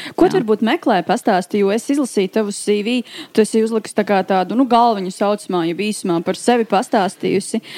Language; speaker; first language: Latvian; native; Latvian